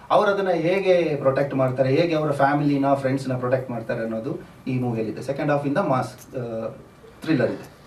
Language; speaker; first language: Kannada; non-native, local second language; Tulu